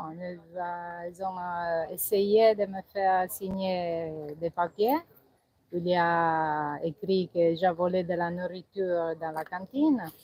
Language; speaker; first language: French; non-native, learner; Italian